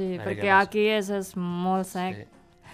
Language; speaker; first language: Catalan; non-native, learner; Indonesian